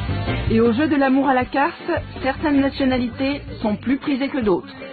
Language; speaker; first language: French; native; French